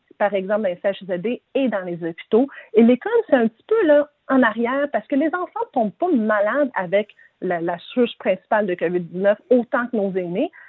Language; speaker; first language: French; native; French